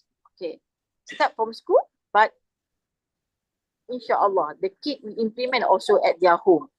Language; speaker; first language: English; non-native, fluent; Indonesian